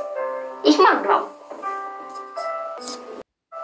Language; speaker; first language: German; non-native, learner; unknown